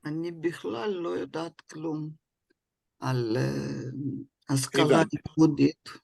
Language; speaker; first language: Hebrew; non-native, fluent; Russian